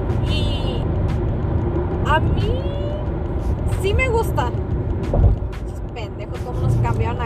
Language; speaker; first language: Spanish; early bilingual, heritage; Spanish